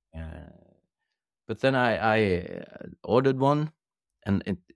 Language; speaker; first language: English; non-native, fluent; Norwegian